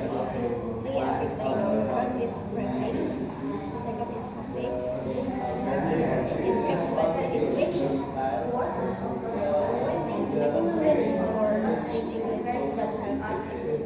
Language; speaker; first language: English; non-native, learner; Indonesian